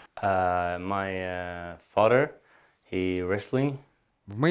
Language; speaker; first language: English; non-native, learner; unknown